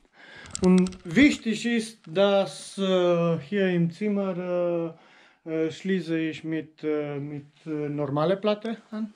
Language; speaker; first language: German; non-native, learner; Romanian